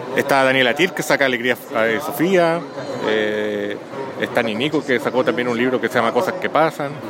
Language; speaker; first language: Spanish; native; Spanish